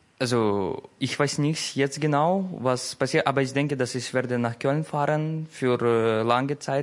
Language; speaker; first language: German; non-native, learner; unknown